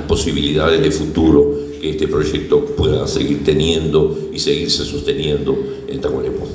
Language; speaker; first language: Spanish; native; Spanish